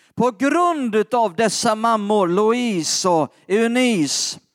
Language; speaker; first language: Swedish; native; Swedish